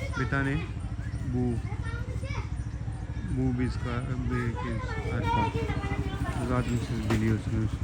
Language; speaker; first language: Turkish; non-native, learner; Urdu